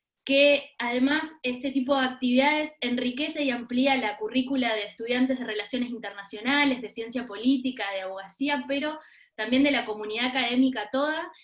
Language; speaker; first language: Spanish; native; Spanish